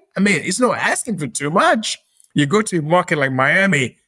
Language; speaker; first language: English; non-native, local second language; Yoruba